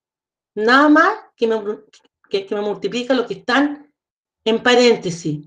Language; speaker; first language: Spanish; native; Spanish